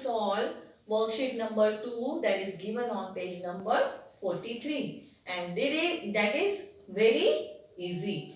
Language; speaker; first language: English; non-native, local second language; Marathi